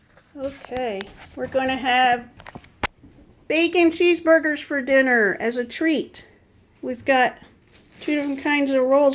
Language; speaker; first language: English; native; English